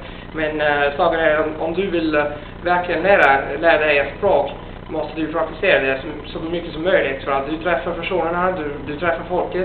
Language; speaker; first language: Swedish; non-native, fluent; Italian